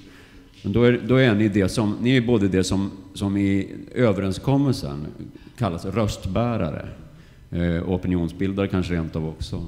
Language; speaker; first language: Swedish; native; Swedish